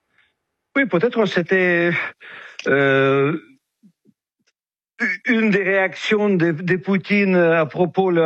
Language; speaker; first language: French; non-native, fluent; Ukrainian